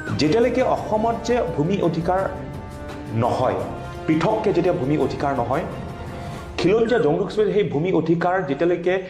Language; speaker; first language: Assamese; non-native, local second language; Karbi